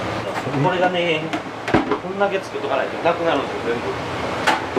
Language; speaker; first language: Japanese; native; Japanese